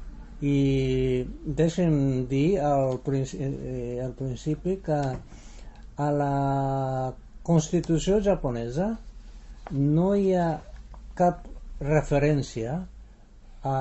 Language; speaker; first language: Catalan; non-native, fluent; Japanese